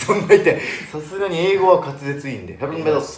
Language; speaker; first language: Japanese; native; Japanese